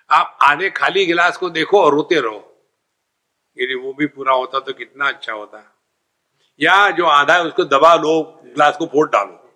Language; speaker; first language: Hindi; non-native, local second language; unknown